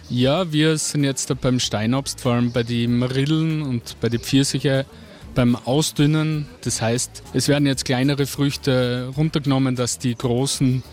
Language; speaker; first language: German; native; German